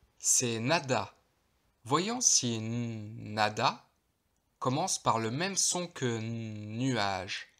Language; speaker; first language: French; non-native, local second language; Arabic